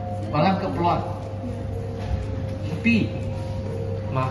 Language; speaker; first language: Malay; non-native, local second language; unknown